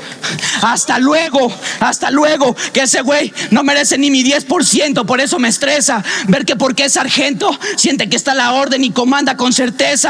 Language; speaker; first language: Spanish; native; Spanish